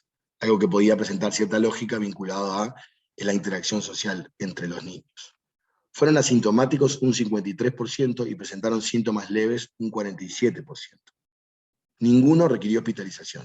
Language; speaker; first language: Spanish; native; Spanish